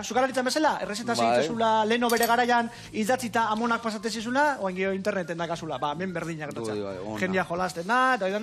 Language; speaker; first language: Basque; native; Basque